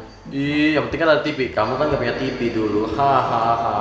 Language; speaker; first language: Indonesian; native; Indonesian